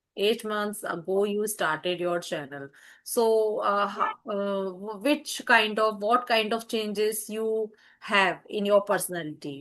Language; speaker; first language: English; non-native, fluent; Hindi